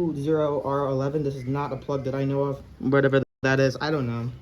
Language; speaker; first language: English; native; English